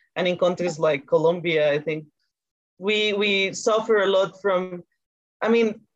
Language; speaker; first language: English; non-native, fluent; Spanish